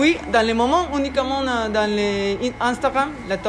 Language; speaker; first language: French; non-native, learner; Spanish